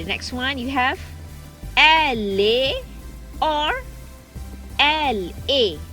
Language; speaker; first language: French; non-native, learner; Malay